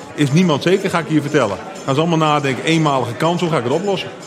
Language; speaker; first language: Dutch; native; Dutch